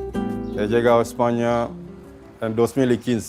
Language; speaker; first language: Spanish; non-native, learner; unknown